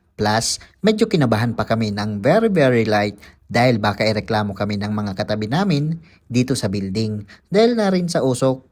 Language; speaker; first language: Filipino; native; Filipino